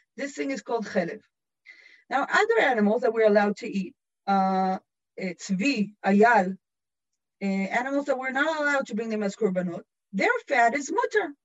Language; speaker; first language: English; non-native, fluent; Hebrew